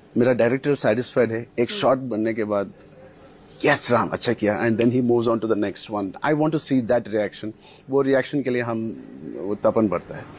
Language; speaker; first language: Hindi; non-native, local second language; Telugu